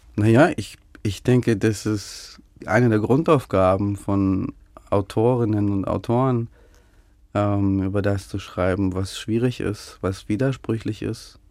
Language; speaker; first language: German; early bilingual, other home language; Russian